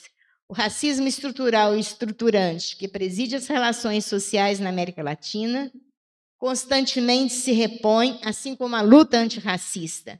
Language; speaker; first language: Portuguese; native; Portuguese